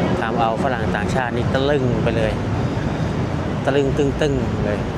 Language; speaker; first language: Thai; native; Thai